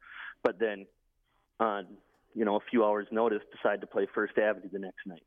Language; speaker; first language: English; native; English